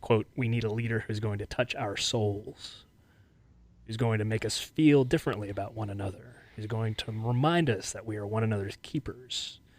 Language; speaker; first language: English; native; English